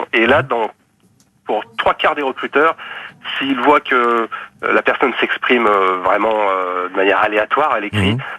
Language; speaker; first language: French; native; French